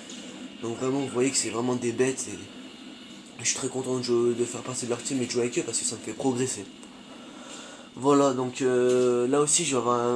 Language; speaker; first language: French; native; French